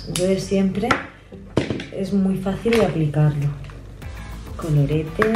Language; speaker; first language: Spanish; native; Spanish